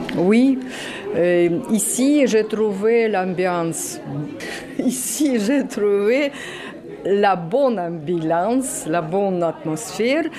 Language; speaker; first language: French; non-native, learner; Russian